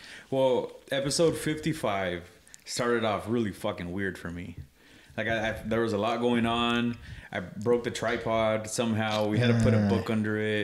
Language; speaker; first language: English; early bilingual, other home language; Spanish